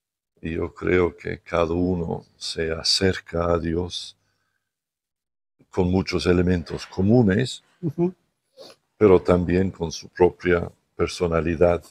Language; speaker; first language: Spanish; non-native, fluent; English